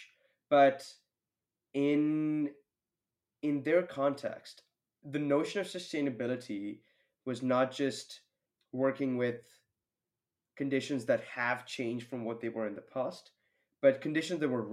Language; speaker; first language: English; non-native, local second language; Hindi